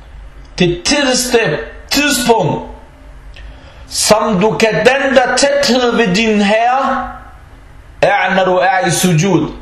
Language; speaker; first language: Danish; early bilingual, other home language; Arabic